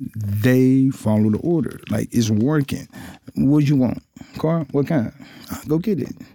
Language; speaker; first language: English; native; English